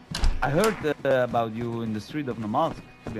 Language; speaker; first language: English; non-native, fluent; Italian